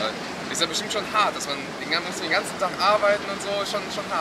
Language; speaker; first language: German; native; German